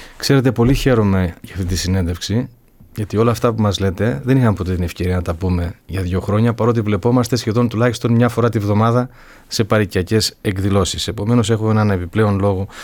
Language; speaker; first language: Greek; early bilingual, heritage; Greek